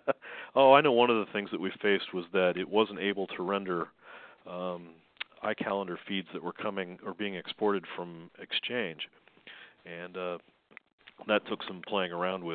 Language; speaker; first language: English; native; English